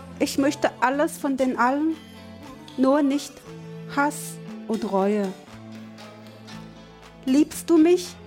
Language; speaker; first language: German; non-native, fluent; Chinese